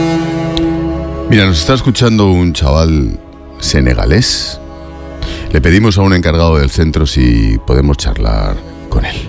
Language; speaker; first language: Spanish; native; Spanish